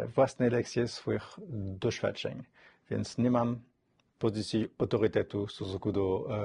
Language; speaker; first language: Polish; non-native, fluent; French